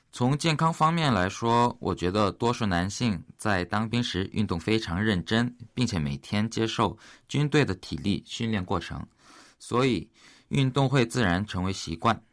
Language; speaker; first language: Chinese; early bilingual, other home language; Korean